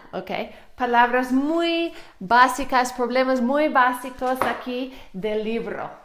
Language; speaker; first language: Spanish; non-native, fluent; English